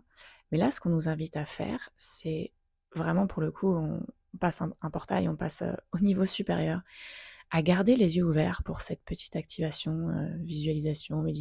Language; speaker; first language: French; native; French